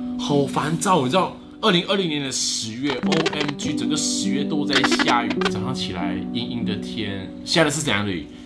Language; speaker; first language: Chinese; native; Chinese